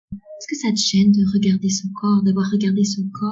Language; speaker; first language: French; native; French